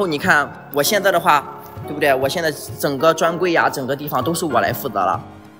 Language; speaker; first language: Chinese; native; Chinese